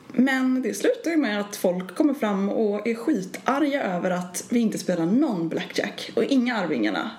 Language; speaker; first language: Swedish; native; Swedish